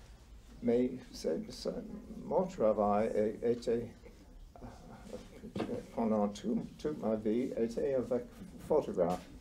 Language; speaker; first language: French; non-native, learner; English